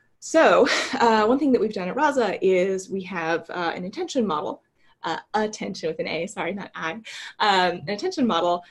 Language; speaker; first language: English; native; English